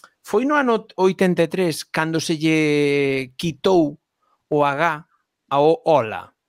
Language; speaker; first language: Galician; non-native, local second language; Spanish